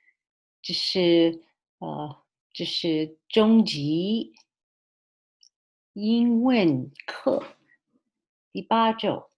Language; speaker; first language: Chinese; early bilingual, heritage; Chinese